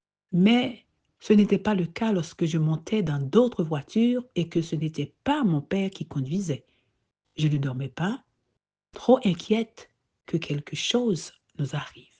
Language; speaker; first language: French; non-native, local second language; Haitian Creole